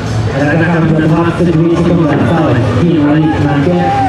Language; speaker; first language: Russian; native; Russian